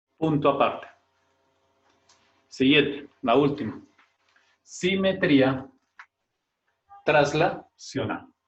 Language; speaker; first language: Spanish; native; Spanish